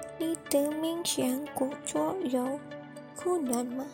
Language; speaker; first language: Chinese; non-native, learner; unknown